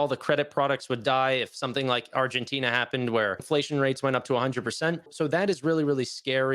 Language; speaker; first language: English; native; English